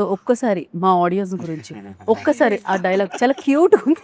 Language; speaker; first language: Telugu; native; Telugu